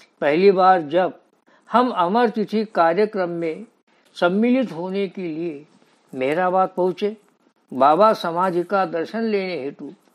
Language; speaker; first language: Hindi; native; Hindi